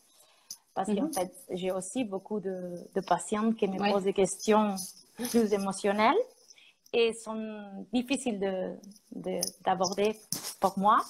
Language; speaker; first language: French; non-native, fluent; Spanish